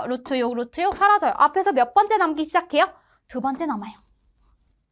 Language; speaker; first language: Korean; native; Korean